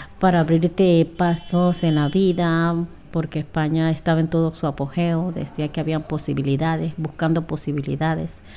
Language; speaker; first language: Spanish; native; Spanish